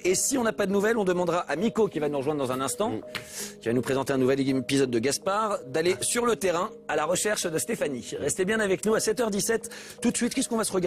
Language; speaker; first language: French; native; French